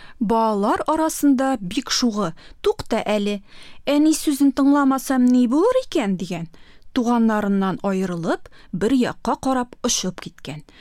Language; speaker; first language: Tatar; native; Tatar